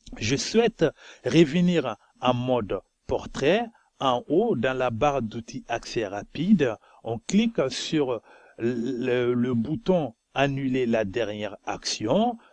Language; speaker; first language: French; non-native, local second language; Bambara